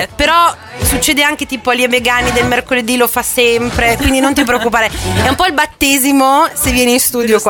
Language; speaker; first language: Italian; native; Italian